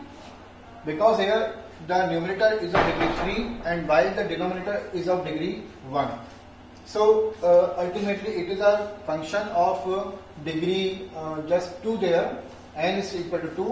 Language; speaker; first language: English; non-native, local second language; Hindi